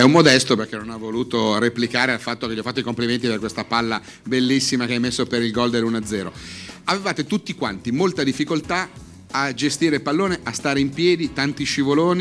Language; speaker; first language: Italian; native; Italian